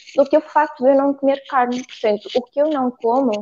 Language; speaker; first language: Portuguese; native; Portuguese